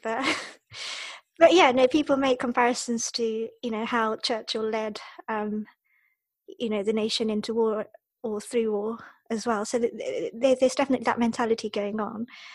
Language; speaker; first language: English; early bilingual, other home language; Japanese